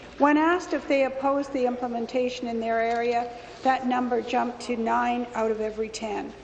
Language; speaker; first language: English; native; English